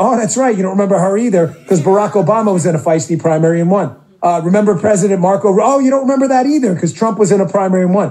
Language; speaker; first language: English; native; English